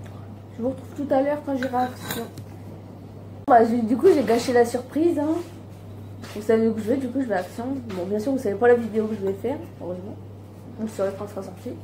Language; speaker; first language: French; native; French